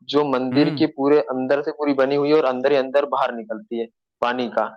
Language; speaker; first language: Hindi; native; Hindi